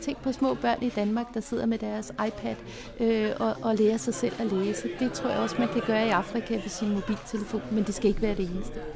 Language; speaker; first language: Danish; native; Danish